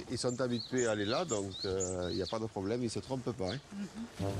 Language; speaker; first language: French; native; French